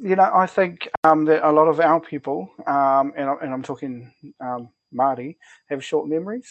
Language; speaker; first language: English; native; English